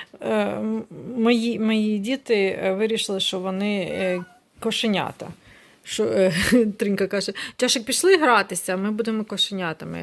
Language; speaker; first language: Ukrainian; non-native, local second language; Russian